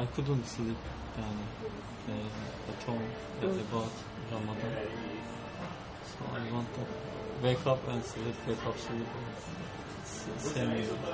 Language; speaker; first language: English; non-native, learner; Turkish